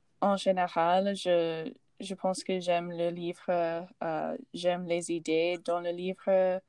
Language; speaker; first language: French; non-native, learner; English